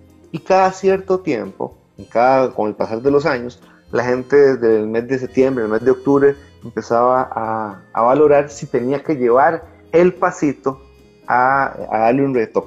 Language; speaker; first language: Spanish; native; Spanish